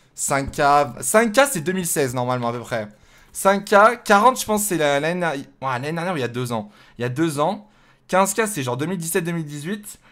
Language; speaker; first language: French; native; French